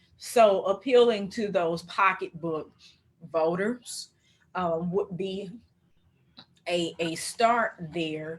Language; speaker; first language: English; native; English